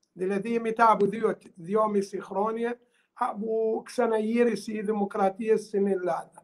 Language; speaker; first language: Greek; non-native, learner; Arabic